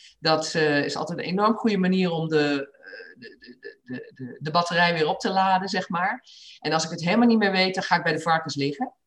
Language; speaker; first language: Dutch; native; Dutch